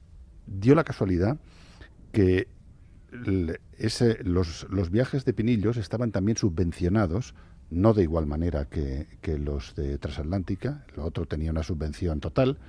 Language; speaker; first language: Spanish; native; Spanish